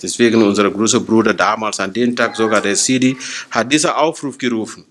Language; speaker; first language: German; non-native, fluent; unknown